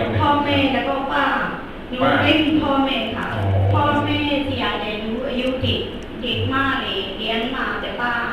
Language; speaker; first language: Thai; non-native, learner; Burmese